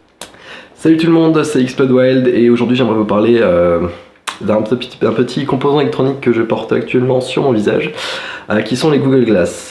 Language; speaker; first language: French; native; French